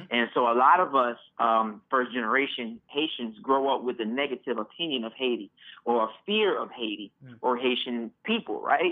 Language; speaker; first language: English; native; English